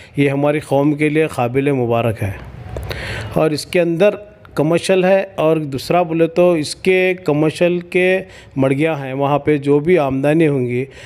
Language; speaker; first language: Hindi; non-native, local second language; Urdu